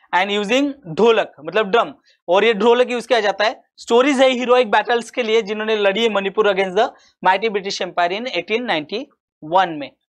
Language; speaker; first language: Hindi; non-native, local second language; Marathi